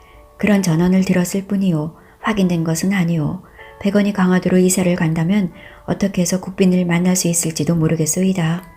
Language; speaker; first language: Korean; native; Korean